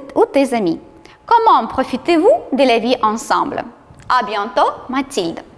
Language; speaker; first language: French; non-native, fluent; Ukrainian